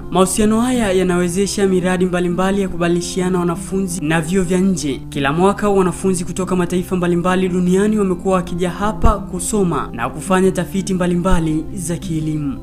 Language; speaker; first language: Swahili; native; Swahili